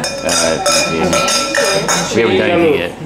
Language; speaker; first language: English; native; English